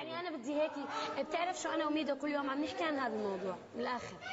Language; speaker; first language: Arabic; native; Arabic